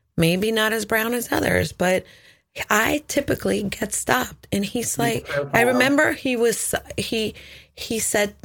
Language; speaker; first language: English; non-native, fluent; Spanish